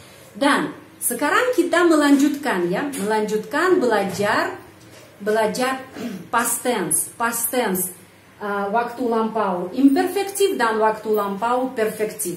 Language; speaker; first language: Indonesian; non-native, fluent; Russian